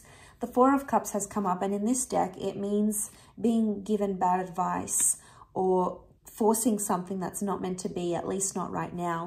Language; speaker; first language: English; native; English